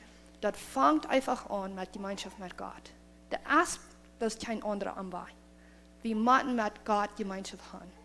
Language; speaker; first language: German; non-native, learner; Plautdietsch